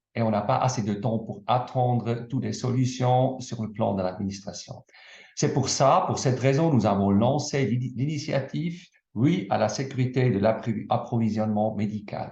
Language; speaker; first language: French; non-native, local second language; German